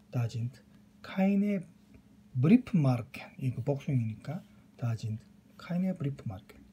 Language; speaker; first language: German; non-native, fluent; Korean